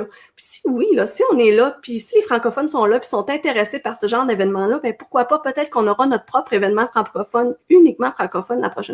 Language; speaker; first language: French; native; French